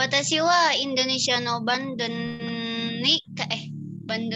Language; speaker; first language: Japanese; non-native, learner; Indonesian